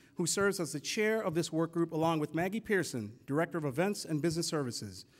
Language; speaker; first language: English; native; English